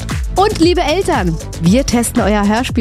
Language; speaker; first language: German; native; German